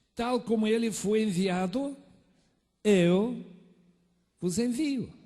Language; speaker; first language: Portuguese; non-native, fluent; English